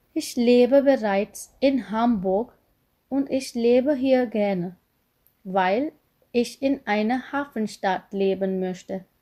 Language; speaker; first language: German; non-native, fluent; Gujarati